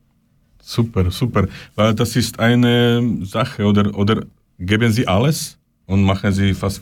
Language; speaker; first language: German; non-native, learner; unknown